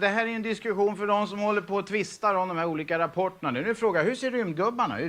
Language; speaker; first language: Swedish; native; Swedish